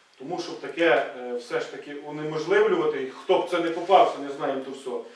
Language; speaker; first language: Ukrainian; native; Ukrainian